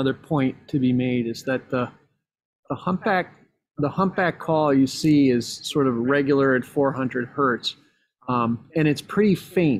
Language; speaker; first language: English; native; English